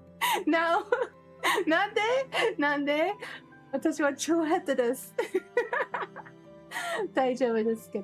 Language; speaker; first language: Japanese; non-native, learner; English